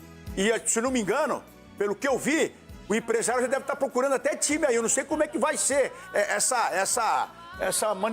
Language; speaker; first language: Portuguese; native; Portuguese